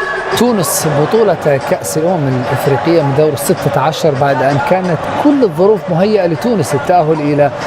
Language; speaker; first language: Arabic; native; Arabic